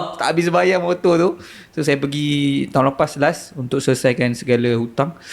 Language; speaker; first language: Malay; native; Malay